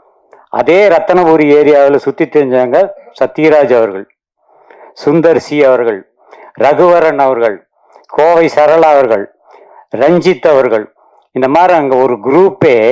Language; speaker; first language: Tamil; native; Tamil